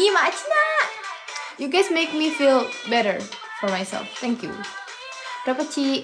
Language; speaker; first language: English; non-native, fluent; Indonesian